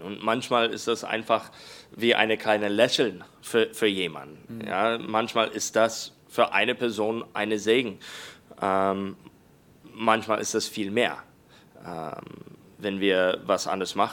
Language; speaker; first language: German; non-native, learner; English